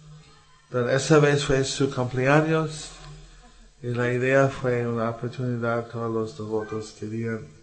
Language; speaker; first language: Spanish; non-native, learner; English